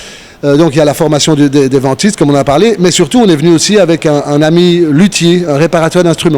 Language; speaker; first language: French; native; French